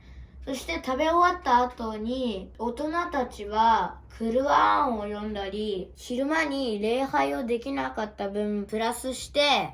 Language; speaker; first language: Japanese; early bilingual, other home language; Uyghur